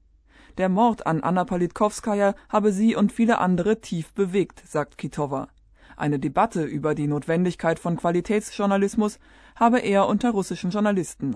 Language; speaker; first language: German; native; German